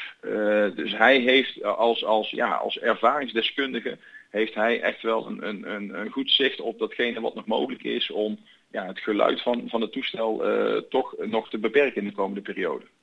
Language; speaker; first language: Dutch; native; Dutch